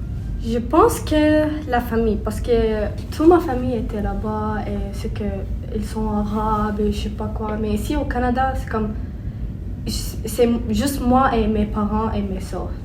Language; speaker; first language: French; non-native, learner; Arabic